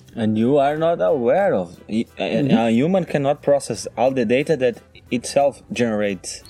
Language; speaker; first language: English; non-native, fluent; Portuguese